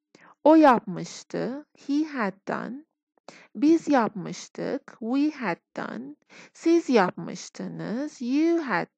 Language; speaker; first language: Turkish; non-native, fluent; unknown